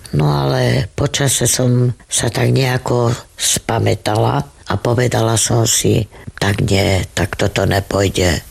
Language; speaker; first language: Slovak; non-native, local second language; Romany